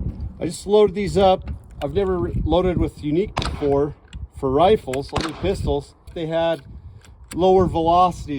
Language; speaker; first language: English; native; English